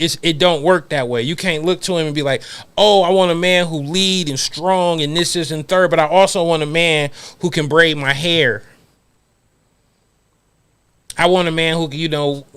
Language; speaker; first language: English; native; English